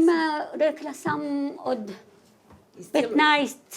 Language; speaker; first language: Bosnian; non-native, learner; Arabic